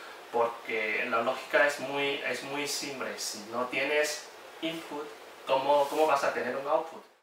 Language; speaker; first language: Spanish; non-native, fluent; Chinese